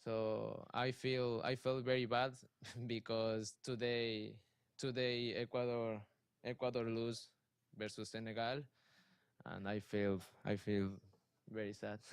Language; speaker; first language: English; non-native, learner; Spanish